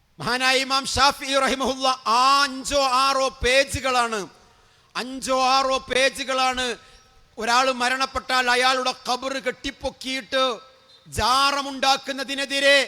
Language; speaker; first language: Malayalam; native; Malayalam